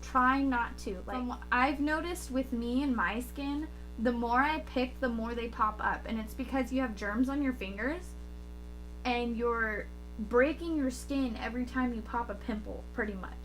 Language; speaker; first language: English; native; English